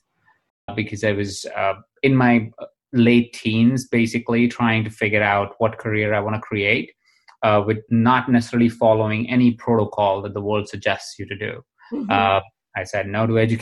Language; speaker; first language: English; non-native, local second language; Hindi